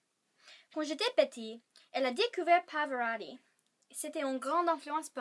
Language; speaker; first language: French; non-native, learner; English